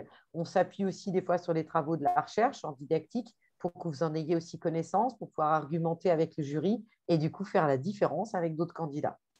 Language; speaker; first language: French; native; French